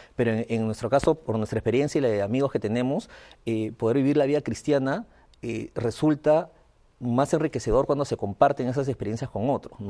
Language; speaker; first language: Spanish; native; Spanish